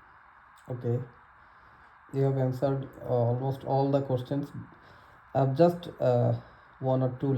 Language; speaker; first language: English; non-native, local second language; Bangla